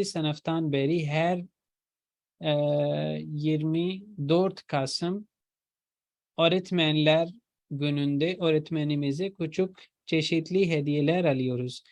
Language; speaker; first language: Turkish; non-native, fluent; Urdu